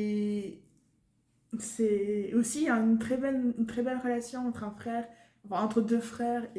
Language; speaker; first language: French; native; French